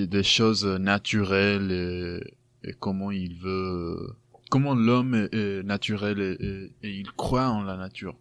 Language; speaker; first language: French; non-native, fluent; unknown